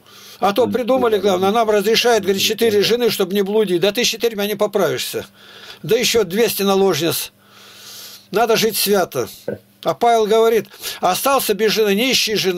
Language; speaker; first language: Russian; native; Russian